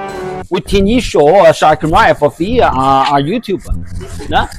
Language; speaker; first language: Welsh; non-native, fluent; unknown